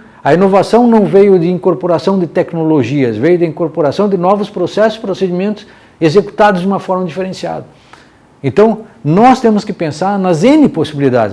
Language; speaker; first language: Portuguese; native; Portuguese